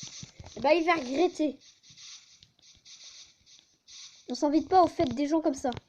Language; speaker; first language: French; native; French